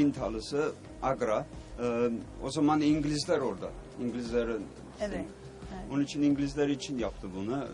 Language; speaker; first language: Turkish; early bilingual, heritage; Turkish